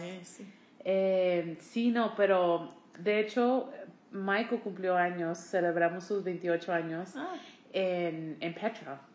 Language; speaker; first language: Spanish; early bilingual, heritage; Spanish